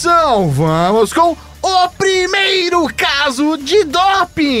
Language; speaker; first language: Portuguese; native; Portuguese